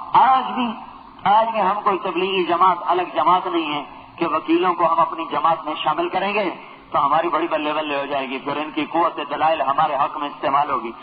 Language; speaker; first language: Urdu; non-native, local second language; Punjabi